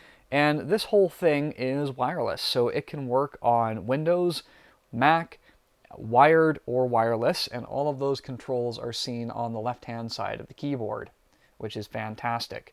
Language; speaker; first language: English; native; English